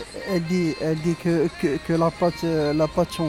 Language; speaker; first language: French; non-native, local second language; Arabic